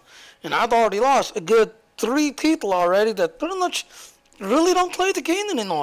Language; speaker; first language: English; native; English